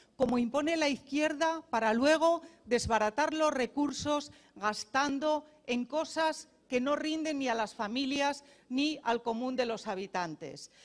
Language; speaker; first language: Spanish; native; Spanish